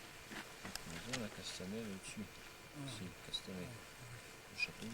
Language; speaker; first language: French; native; French